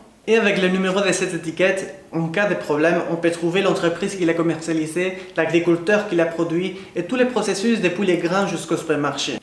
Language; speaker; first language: French; non-native, fluent; Spanish